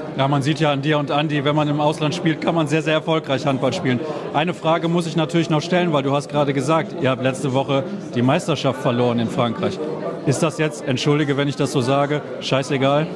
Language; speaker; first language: German; native; German